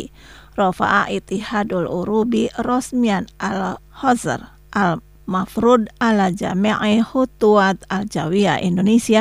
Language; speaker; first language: Arabic; non-native, fluent; Indonesian